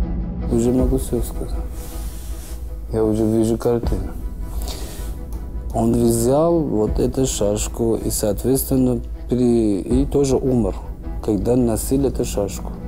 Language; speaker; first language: Russian; non-native, learner; Persian